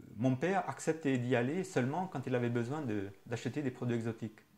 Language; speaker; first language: French; native; French